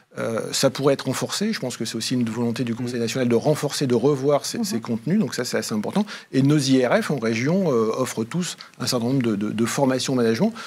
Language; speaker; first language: French; native; French